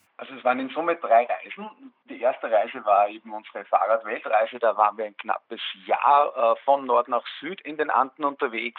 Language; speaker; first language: German; native; German